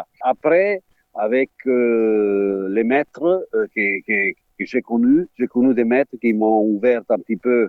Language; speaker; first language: French; non-native, fluent; Italian